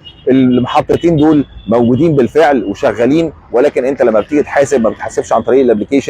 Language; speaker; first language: Arabic; native; Arabic